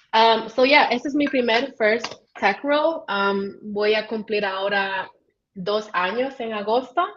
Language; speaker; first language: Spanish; early bilingual, heritage; Spanish